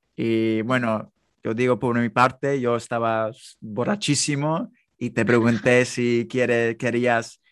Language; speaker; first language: Spanish; non-native, fluent; English